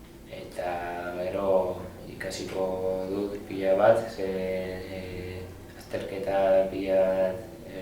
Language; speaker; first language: Basque; non-native, local second language; Spanish